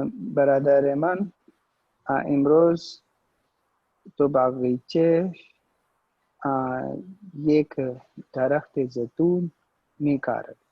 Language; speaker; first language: Persian; non-native, learner; Urdu